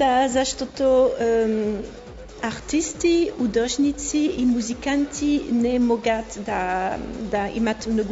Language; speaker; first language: Bulgarian; non-native, fluent; French